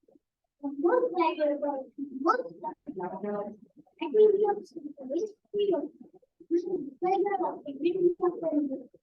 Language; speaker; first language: English; non-native, learner; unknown